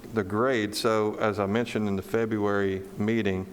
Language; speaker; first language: English; native; English